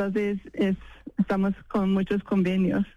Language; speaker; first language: Spanish; non-native, fluent; English